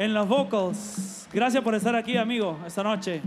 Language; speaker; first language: Spanish; native; Spanish